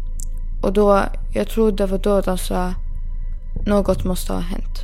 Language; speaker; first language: Swedish; early bilingual, other home language; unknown